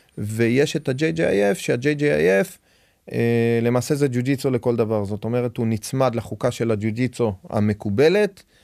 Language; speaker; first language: Hebrew; native; Hebrew